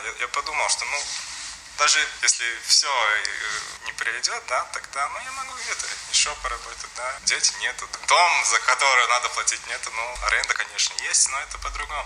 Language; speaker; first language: Russian; non-native, local second language; Latvian